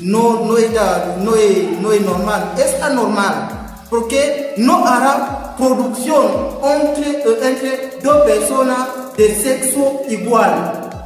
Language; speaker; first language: Spanish; non-native, learner; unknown